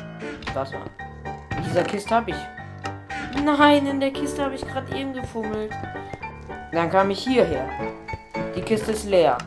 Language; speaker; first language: German; native; German